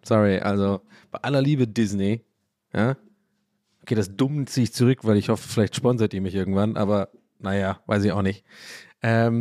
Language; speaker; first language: German; early bilingual, other home language; English